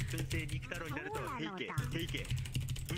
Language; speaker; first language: Japanese; native; Japanese